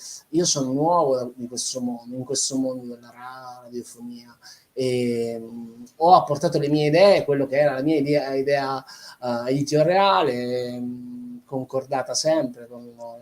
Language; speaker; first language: Italian; native; Italian